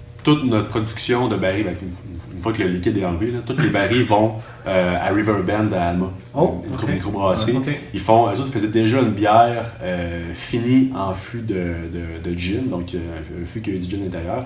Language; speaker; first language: French; native; French